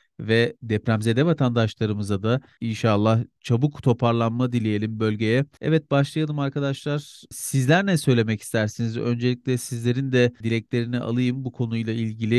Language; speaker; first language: Turkish; native; Turkish